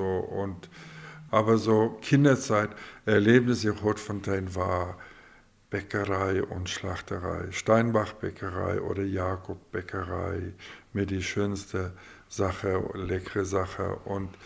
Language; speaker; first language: German; non-native, local second language; Afrikaans